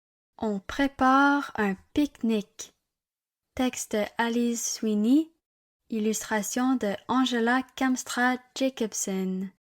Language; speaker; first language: French; non-native, learner; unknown